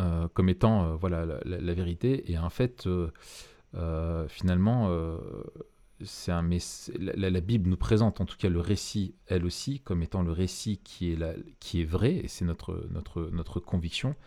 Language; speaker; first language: French; native; French